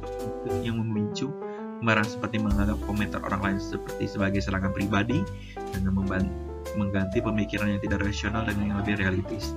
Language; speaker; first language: Indonesian; native; Indonesian